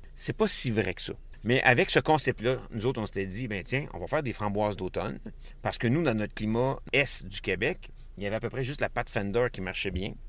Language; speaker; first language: French; native; French